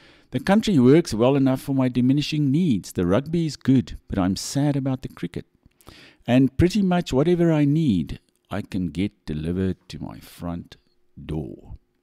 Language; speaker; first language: English; non-native, local second language; Afrikaans